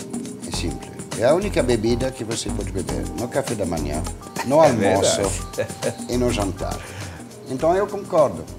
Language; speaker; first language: Portuguese; non-native, fluent; French